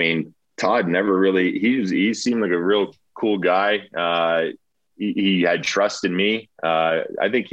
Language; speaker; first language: English; native; English